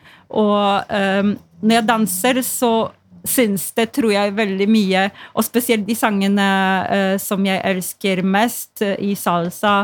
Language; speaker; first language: Norwegian; non-native, fluent; Polish